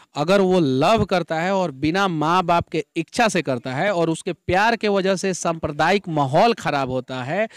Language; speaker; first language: Hindi; native; Hindi